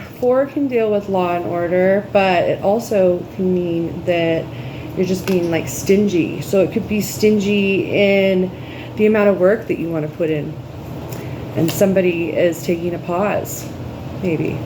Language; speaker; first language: English; native; English